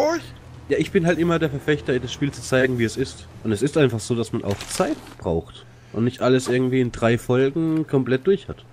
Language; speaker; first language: German; native; German